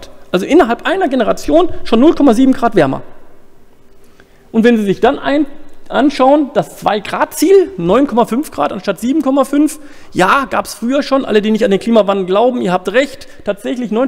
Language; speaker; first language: German; native; German